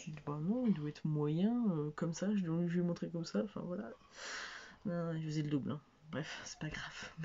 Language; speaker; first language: French; native; French